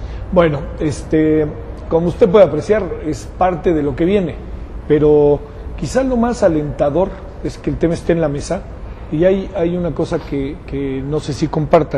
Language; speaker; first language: Spanish; native; Spanish